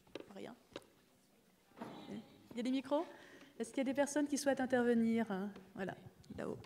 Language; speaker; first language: French; native; French